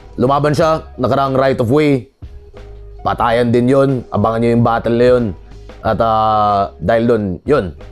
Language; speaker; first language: Filipino; native; Filipino